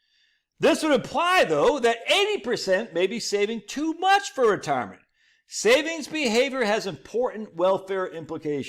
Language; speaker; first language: English; native; English